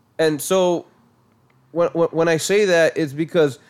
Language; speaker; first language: English; early bilingual, other home language; Spanish